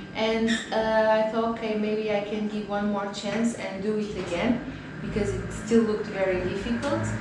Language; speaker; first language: English; non-native, fluent; Portuguese